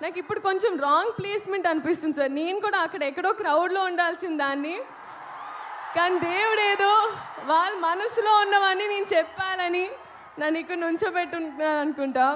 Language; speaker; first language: Telugu; non-native, fluent; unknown